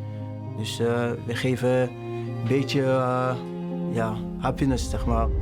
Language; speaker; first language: Dutch; non-native, learner; French